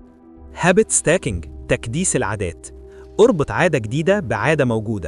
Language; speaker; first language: Arabic; native; Arabic